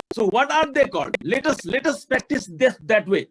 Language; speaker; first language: English; non-native, local second language; Nepali